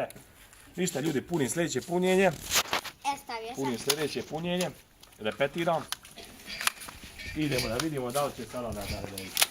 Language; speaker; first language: Bosnian; native; Bosnian